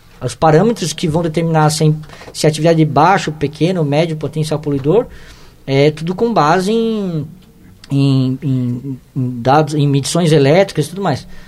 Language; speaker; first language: Portuguese; native; Portuguese